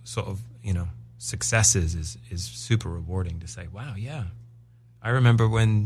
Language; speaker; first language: English; native; English